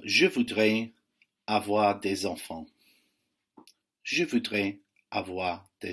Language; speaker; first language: French; non-native, fluent; English